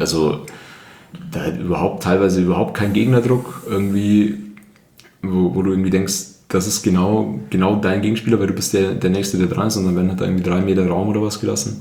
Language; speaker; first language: German; native; German